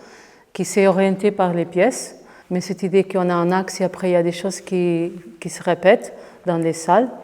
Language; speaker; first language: French; non-native, fluent; Portuguese